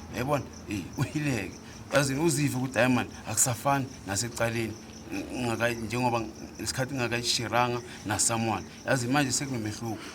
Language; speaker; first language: Zulu; native; Zulu